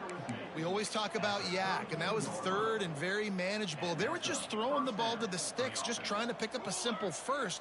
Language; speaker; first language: English; native; English